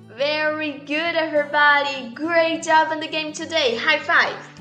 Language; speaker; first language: English; non-native, fluent; Portuguese